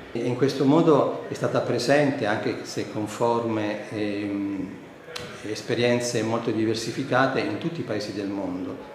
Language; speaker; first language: Italian; native; Italian